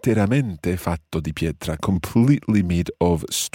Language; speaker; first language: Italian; non-native, fluent; English